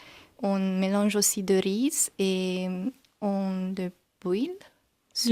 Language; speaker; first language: French; non-native, learner; Hungarian